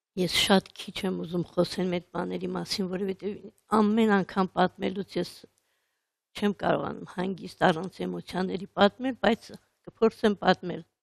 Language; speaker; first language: Armenian; native; Armenian